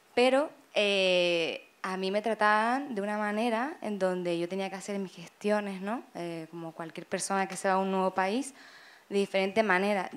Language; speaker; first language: Spanish; native; Spanish